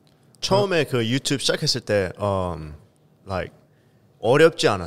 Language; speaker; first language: Korean; early bilingual, heritage; Korean